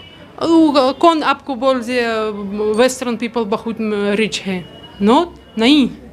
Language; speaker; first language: Hindi; non-native, learner; Russian